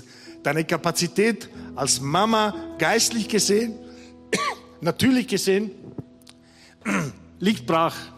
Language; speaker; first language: German; non-native, fluent; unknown